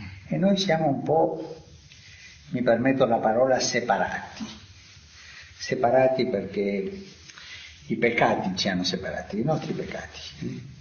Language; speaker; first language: Italian; non-native, fluent; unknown